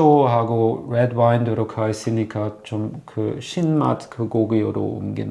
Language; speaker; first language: Korean; non-native, fluent; German